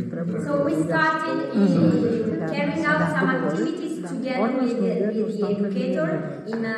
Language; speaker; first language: English; non-native, fluent; Italian